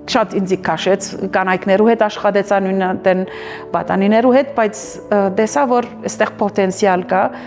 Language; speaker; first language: Armenian; early bilingual, heritage; Armenian